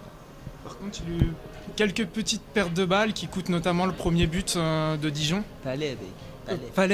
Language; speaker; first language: French; native; French